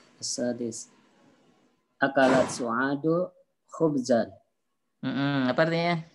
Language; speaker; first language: Arabic; non-native, learner; Indonesian